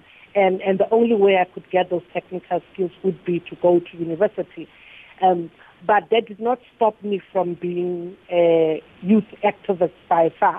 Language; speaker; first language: English; non-native, local second language; Tswana